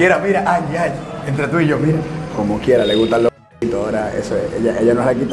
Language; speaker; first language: Spanish; native; Spanish